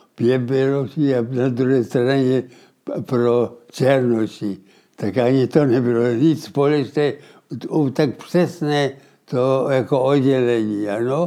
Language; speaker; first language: Czech; early bilingual, heritage; Czech